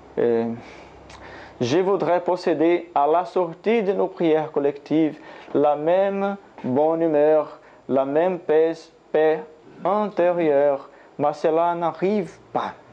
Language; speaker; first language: French; non-native, learner; Portuguese